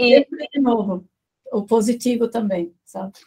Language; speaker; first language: Portuguese; non-native, fluent; German